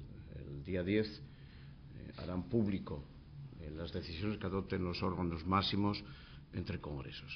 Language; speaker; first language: Spanish; native; Spanish